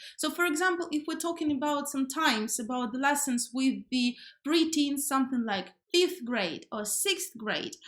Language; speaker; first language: English; non-native, fluent; Ukrainian